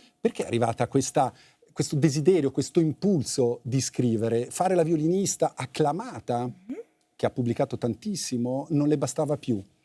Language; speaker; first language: Italian; native; Italian